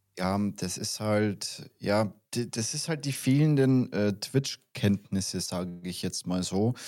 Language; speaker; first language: German; native; German